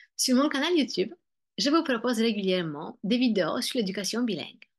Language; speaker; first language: French; non-native, fluent; Polish